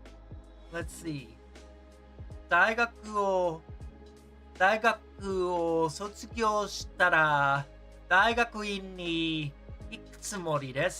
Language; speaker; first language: Japanese; non-native, learner; English